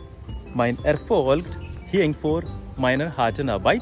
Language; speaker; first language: German; non-native, fluent; Hindi